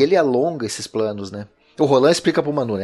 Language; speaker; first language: Portuguese; native; Portuguese